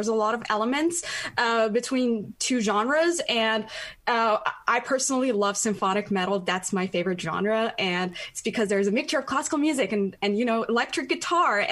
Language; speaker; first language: English; non-native, fluent; Persian